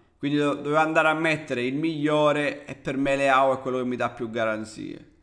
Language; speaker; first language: Italian; native; Italian